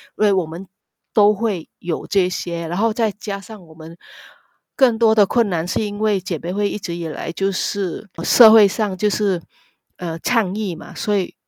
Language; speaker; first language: Chinese; non-native, fluent; Vietnamese